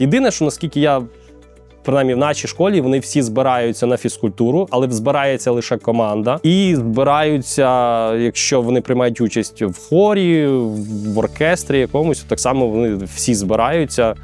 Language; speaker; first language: Ukrainian; native; Ukrainian